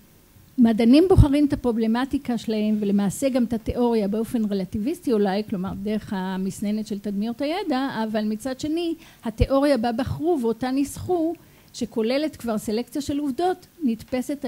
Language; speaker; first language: Hebrew; native; Hebrew